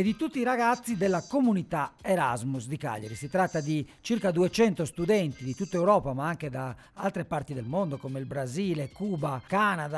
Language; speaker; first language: Italian; native; Italian